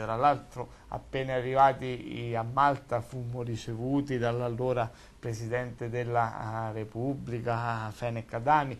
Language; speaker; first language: Italian; native; Italian